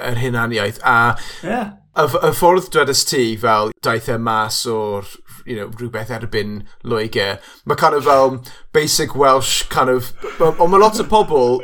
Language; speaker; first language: Welsh; non-native, local second language; English